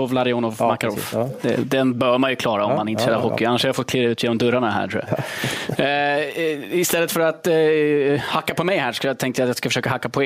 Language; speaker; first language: Swedish; native; Swedish